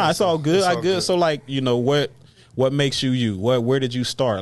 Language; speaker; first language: English; native; English